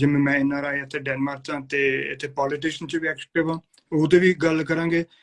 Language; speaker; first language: Punjabi; early bilingual, heritage; Punjabi